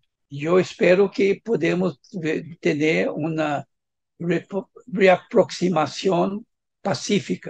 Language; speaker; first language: Spanish; non-native, fluent; Portuguese